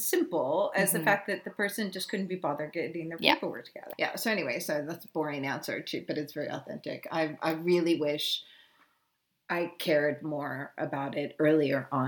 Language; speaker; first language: English; native; English